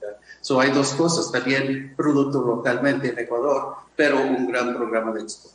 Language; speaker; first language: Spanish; non-native, fluent; English